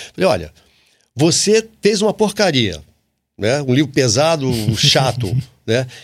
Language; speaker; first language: Portuguese; native; Portuguese